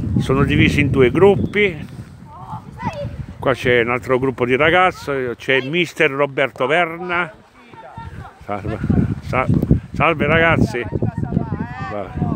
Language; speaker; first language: Italian; native; Italian